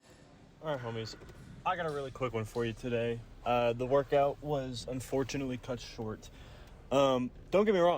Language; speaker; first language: English; native; English